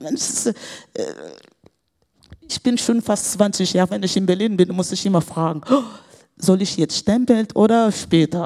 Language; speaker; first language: German; non-native, fluent; Portuguese